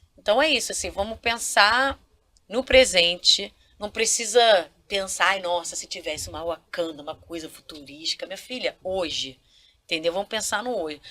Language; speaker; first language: Portuguese; non-native, local second language; Kabuverdianu